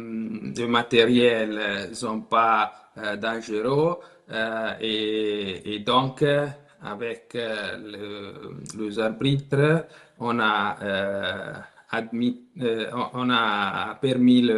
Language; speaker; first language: French; non-native, learner; Italian